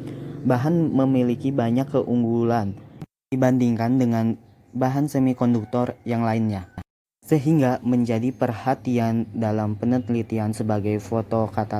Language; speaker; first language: Indonesian; native; Indonesian